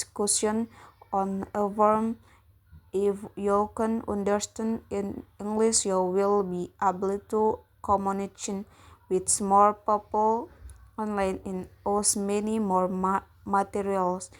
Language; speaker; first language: English; non-native, learner; Indonesian